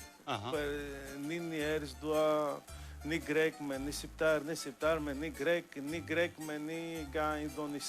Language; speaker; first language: Albanian; non-native, learner; Greek